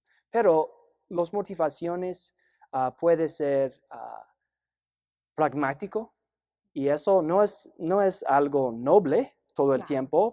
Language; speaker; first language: Spanish; non-native, fluent; English